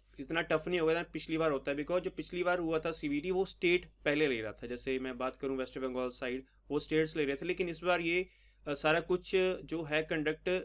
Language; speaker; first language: Hindi; non-native, local second language; Punjabi